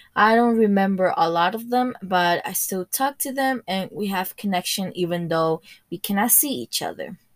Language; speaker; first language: English; early bilingual, other home language; Spanish